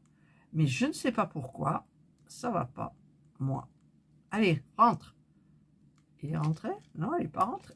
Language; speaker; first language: French; native; French